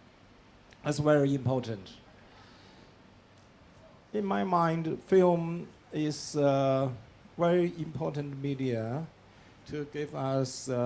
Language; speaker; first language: English; non-native, learner; Chinese